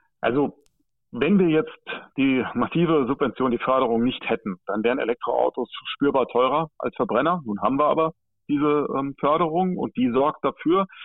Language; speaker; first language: German; native; German